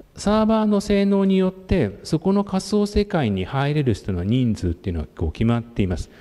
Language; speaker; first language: Japanese; native; Japanese